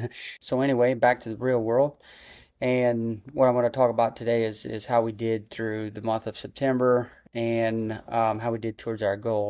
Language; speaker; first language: English; native; English